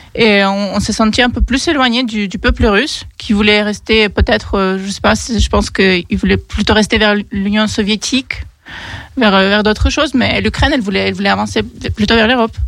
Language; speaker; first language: French; non-native, fluent; Ukrainian